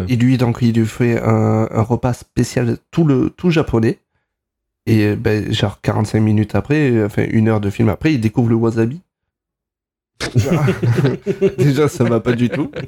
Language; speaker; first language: French; native; French